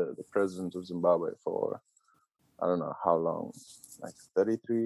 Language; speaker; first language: English; native; English